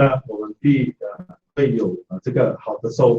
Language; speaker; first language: Chinese; native; Chinese